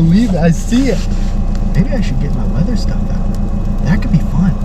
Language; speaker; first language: English; native; English